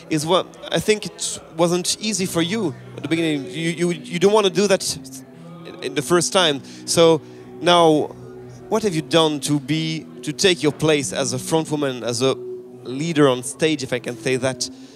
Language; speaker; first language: English; non-native, learner; French